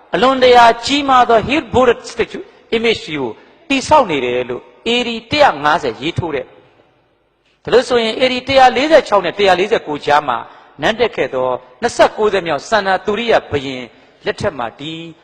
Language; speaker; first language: Burmese; non-native, local second language; Mon